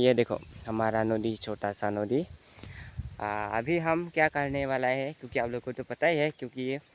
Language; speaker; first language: Hindi; non-native, local second language; Karbi